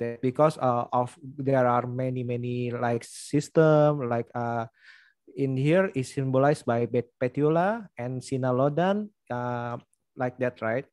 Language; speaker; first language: English; non-native, learner; Indonesian